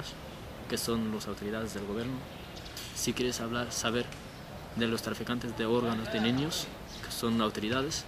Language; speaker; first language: Spanish; non-native, learner; Persian